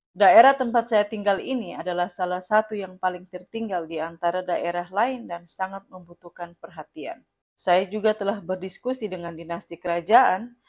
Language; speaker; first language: Indonesian; non-native, fluent; Russian